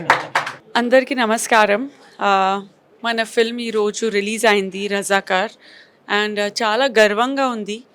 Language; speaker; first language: Telugu; non-native, local second language; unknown